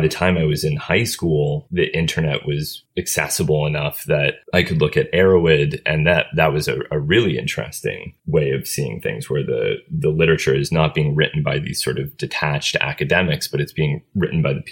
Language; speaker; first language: English; native; English